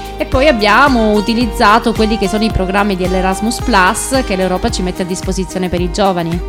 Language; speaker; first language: Italian; native; Italian